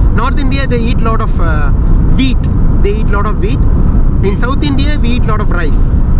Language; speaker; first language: English; non-native, local second language; Tamil